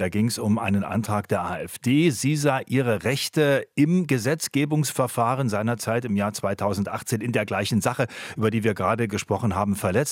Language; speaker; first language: German; native; German